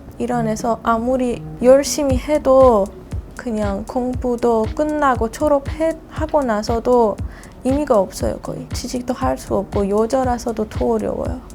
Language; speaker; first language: Korean; non-native, learner; Persian